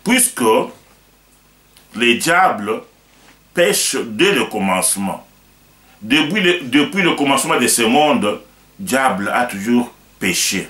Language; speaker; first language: French; non-native, local second language; Lingala